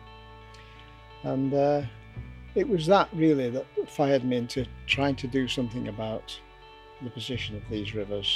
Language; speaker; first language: English; native; English